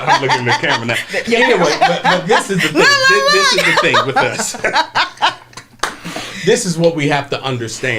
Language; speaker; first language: English; native; English